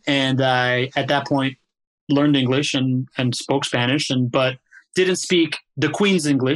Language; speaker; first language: English; early bilingual, other home language; Spanish